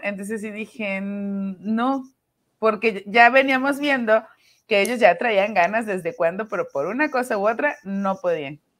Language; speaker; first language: Spanish; native; Spanish